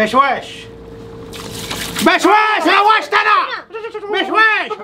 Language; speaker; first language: Arabic; native; Arabic